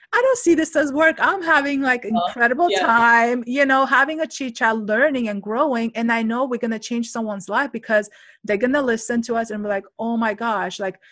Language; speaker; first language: English; non-native, fluent; Armenian